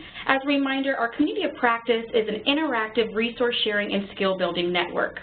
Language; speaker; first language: English; native; English